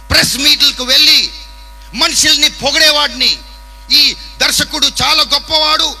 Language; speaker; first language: Telugu; non-native, local second language; English